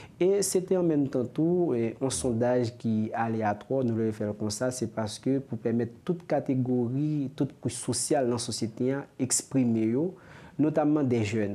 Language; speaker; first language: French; non-native, local second language; Haitian Creole